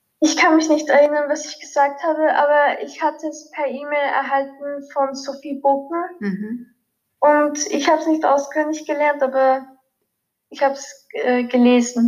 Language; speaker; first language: German; early bilingual, other home language; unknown